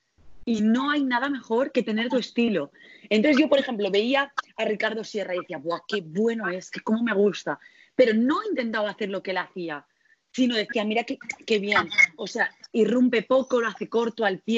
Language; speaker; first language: Spanish; native; Spanish